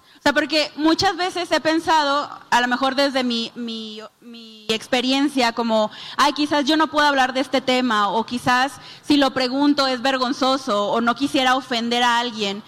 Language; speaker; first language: Spanish; native; Spanish